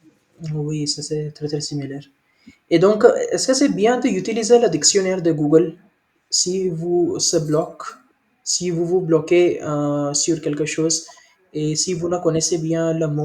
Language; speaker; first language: French; non-native, learner; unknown